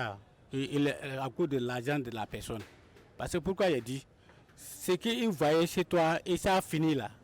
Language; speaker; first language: French; non-native, local second language; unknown